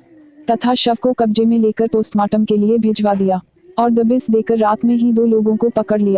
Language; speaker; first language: Hindi; native; Hindi